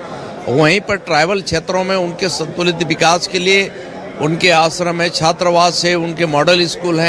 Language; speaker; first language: Hindi; native; Hindi